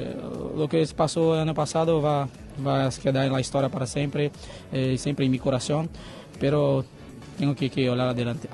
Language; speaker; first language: Spanish; non-native, fluent; Portuguese